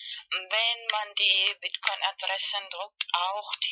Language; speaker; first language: German; non-native, learner; Spanish